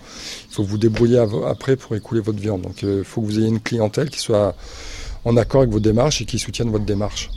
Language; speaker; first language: French; native; French